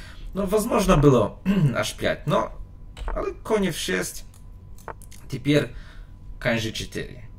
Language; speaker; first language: Russian; non-native, learner; Polish